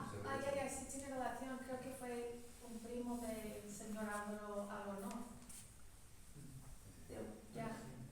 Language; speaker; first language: Spanish; early bilingual, heritage; English